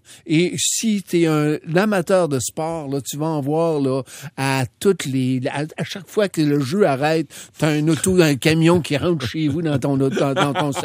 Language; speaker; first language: French; native; French